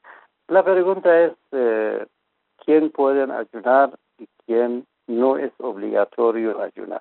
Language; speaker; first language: Spanish; non-native, fluent; Persian